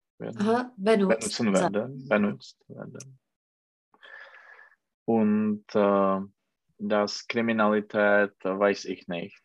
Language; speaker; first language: German; non-native, learner; Czech